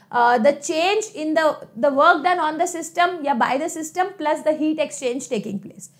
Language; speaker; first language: Hindi; native; Hindi